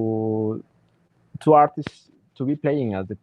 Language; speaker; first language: English; non-native, learner; Spanish